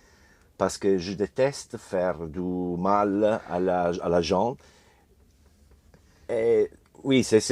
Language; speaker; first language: French; non-native, learner; Italian